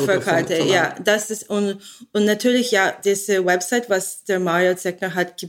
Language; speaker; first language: German; non-native, learner; English